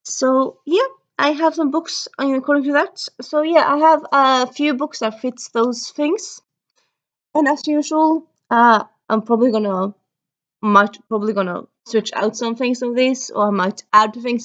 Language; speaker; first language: English; early bilingual, heritage; Norwegian